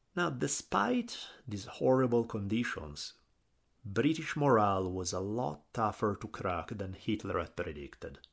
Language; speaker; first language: English; non-native, fluent; Italian